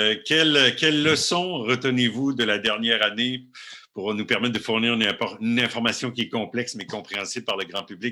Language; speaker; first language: French; native; French